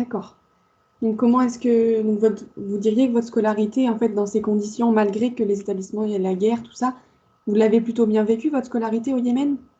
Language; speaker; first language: French; native; French